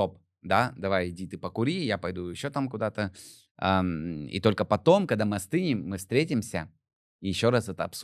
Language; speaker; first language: Russian; native; Russian